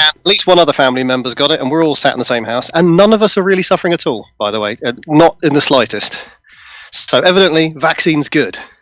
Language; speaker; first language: English; native; English